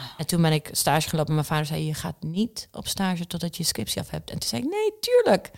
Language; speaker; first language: Dutch; early bilingual, other home language; Czech